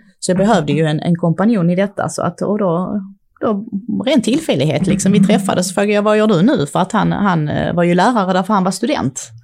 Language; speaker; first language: Swedish; early bilingual, other home language; Czech